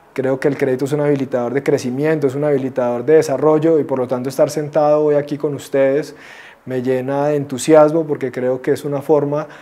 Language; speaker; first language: Spanish; native; Spanish